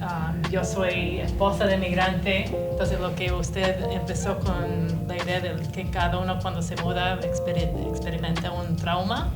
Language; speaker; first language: Spanish; non-native, fluent; English